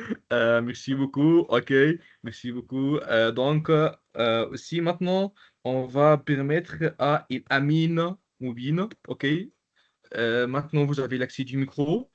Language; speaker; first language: French; non-native, local second language; Arabic